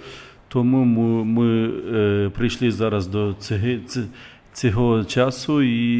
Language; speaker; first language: Ukrainian; non-native, local second language; Russian